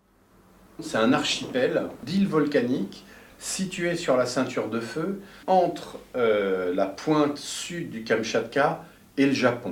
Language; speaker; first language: French; native; French